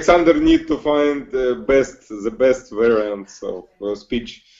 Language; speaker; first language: English; non-native, learner; Russian